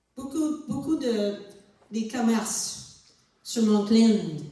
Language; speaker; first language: French; non-native, learner; English